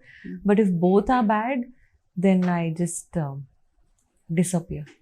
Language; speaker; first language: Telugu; non-native, learner; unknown